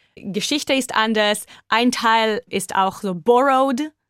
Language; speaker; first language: German; non-native, fluent; Hebrew